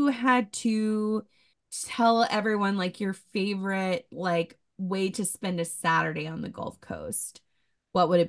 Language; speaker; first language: English; native; English